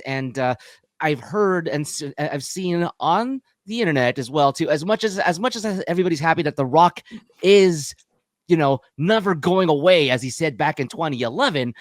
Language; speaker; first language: English; native; English